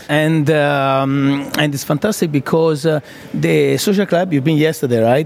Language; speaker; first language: English; non-native, fluent; Italian